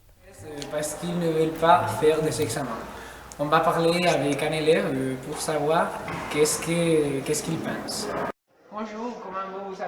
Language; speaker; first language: French; non-native, learner; Spanish